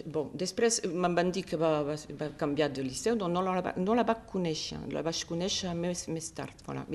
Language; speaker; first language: Catalan; non-native, local second language; French